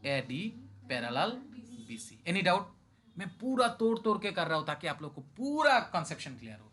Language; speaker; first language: Hindi; non-native, local second language; Bangla